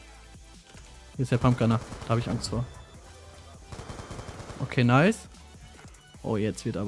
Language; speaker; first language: German; native; German